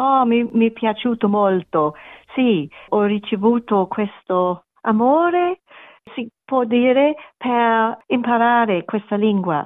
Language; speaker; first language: Italian; non-native, learner; English